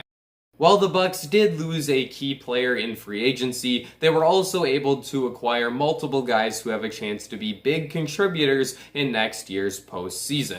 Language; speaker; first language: English; native; English